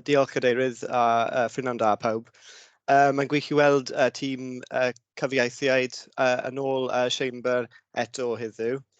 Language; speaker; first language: Welsh; non-native, learner; English